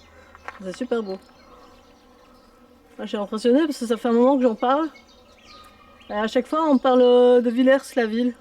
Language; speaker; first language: French; native; French